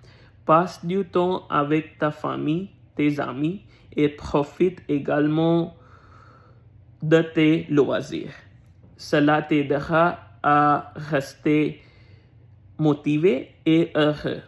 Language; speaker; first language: French; non-native, learner; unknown